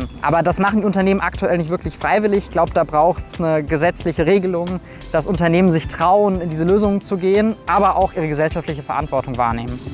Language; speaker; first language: German; native; German